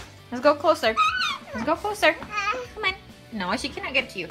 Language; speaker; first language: English; non-native, fluent; Indonesian